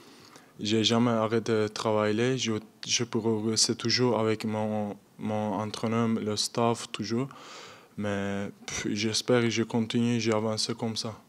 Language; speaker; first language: French; non-native, learner; Turkish